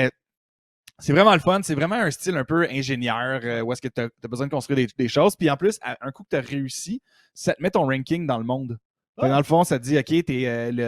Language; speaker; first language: French; native; French